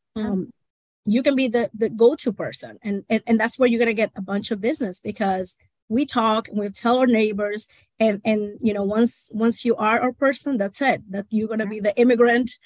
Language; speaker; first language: English; non-native, fluent; Spanish